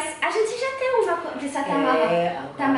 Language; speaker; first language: Portuguese; non-native, learner; French